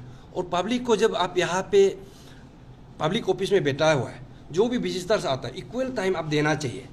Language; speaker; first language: Hindi; non-native, local second language; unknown